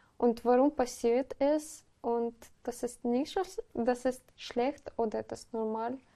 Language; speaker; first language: German; non-native, learner; Ukrainian